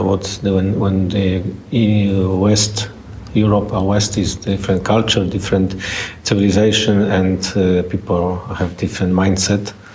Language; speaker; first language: English; non-native, fluent; Polish